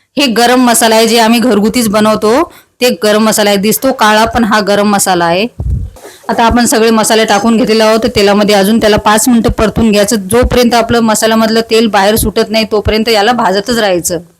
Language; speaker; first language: Marathi; non-native, local second language; Lambadi